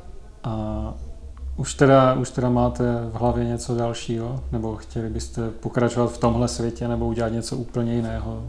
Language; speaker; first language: Czech; native; Czech